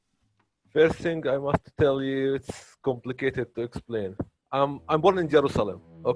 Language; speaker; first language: English; non-native, learner; Arabic